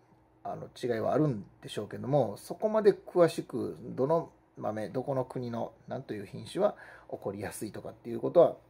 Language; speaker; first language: Japanese; native; Japanese